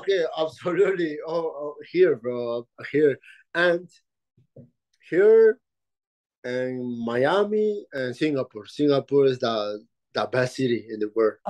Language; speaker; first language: English; non-native, learner; Spanish